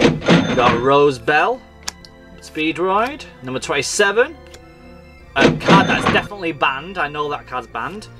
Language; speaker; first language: English; native; English